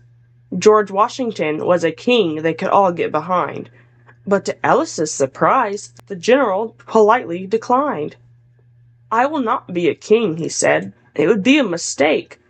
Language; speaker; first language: English; native; English